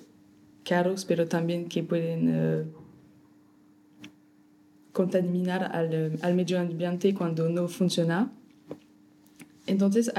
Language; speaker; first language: Spanish; non-native, fluent; French